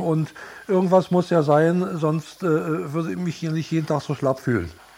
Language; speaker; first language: German; native; German